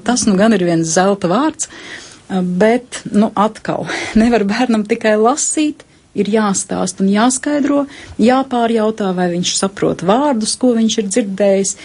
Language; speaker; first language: Latvian; native; Latvian